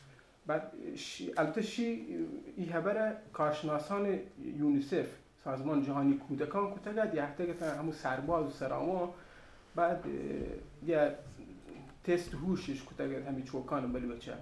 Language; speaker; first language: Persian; non-native, local second language; Baluchi